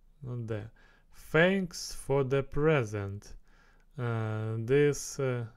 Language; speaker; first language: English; non-native, learner; Russian